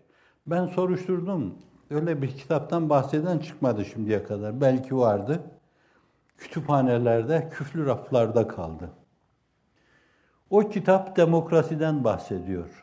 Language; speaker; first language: Turkish; native; Turkish